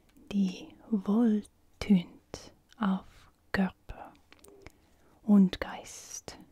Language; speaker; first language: German; non-native, fluent; English